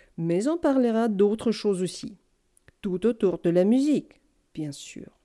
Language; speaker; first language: French; non-native, fluent; Russian